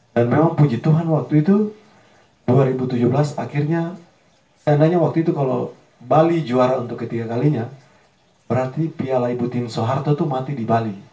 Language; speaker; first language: Indonesian; native; Indonesian